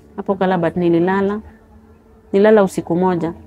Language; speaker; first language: Swahili; non-native, local second language; Luo (Kenya and Tanzania)